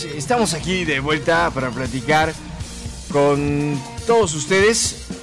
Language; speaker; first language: Spanish; native; Spanish